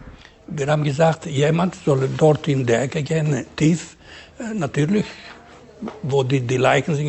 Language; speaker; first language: German; non-native, learner; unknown